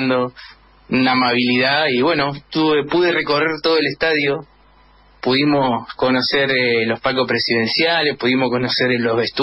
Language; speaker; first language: Spanish; native; Spanish